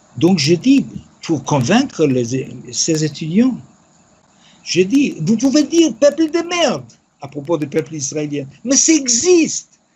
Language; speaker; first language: French; non-native, fluent; Yiddish